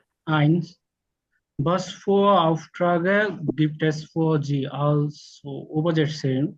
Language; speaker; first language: German; non-native, learner; Bangla